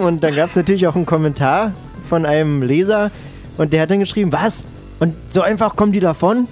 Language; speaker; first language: German; native; German